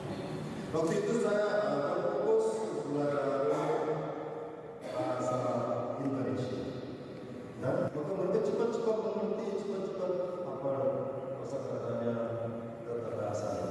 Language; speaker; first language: Indonesian; non-native, learner; Korean